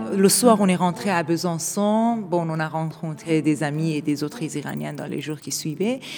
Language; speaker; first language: French; non-native, fluent; Persian